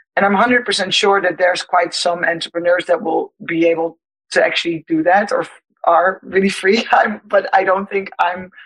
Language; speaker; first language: English; non-native, fluent; Dutch